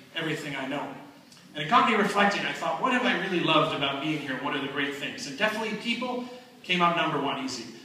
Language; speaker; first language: English; native; English